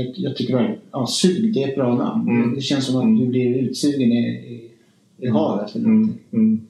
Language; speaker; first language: Swedish; early bilingual, other home language; Spanish